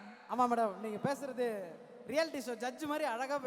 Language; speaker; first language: Tamil; native; Tamil